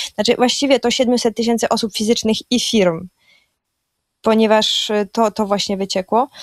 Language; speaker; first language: Polish; early bilingual, heritage; Polish